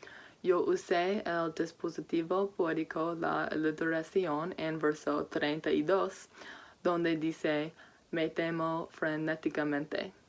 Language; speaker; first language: Spanish; non-native, learner; English